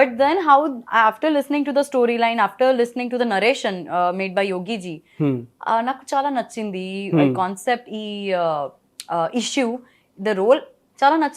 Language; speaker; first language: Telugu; non-native, learner; Gujarati